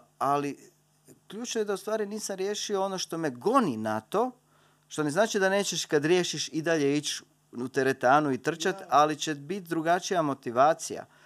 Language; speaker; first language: Croatian; native; Croatian